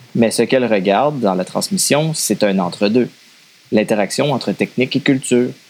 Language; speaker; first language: French; native; French